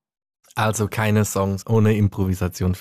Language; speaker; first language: German; native; German